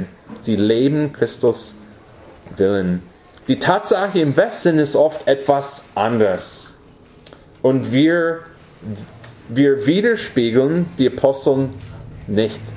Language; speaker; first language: German; non-native, fluent; English